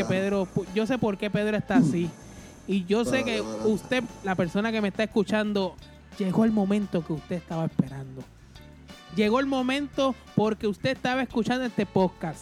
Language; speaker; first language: Spanish; native; Spanish